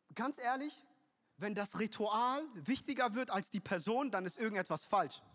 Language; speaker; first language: German; native; German